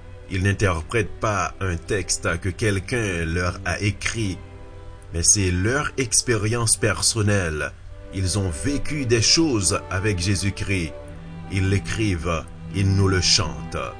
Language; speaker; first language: French; native; French